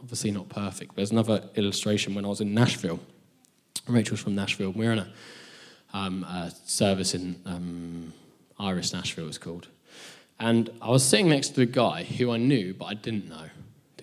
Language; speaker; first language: English; native; English